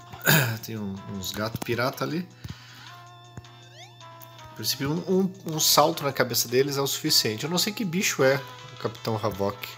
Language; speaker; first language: Portuguese; native; Portuguese